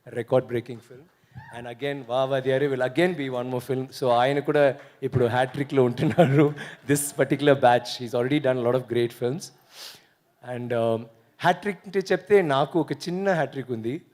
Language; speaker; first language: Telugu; non-native, learner; Tamil